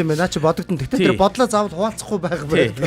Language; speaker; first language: Mongolian; native; Mongolian